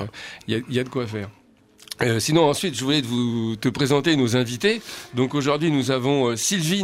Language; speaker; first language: French; native; French